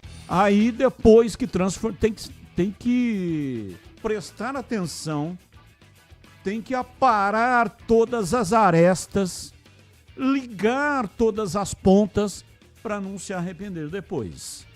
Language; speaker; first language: Portuguese; native; Portuguese